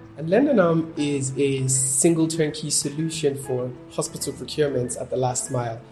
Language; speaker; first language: English; non-native, local second language; Yoruba